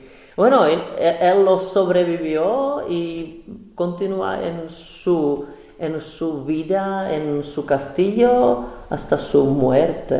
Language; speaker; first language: Spanish; non-native, fluent; Czech